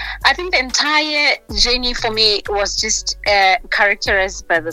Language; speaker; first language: English; non-native, local second language; North Ndebele